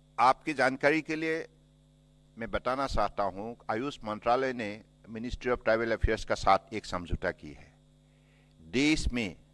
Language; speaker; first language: Hindi; non-native, local second language; Assamese